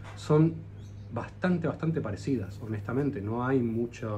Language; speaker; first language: Spanish; native; Spanish